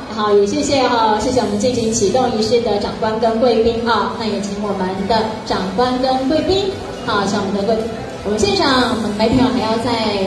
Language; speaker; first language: Chinese; native; Chinese